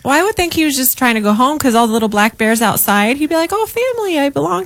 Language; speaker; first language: English; native; English